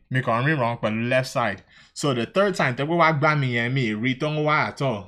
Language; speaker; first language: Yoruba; early bilingual, heritage; Yoruba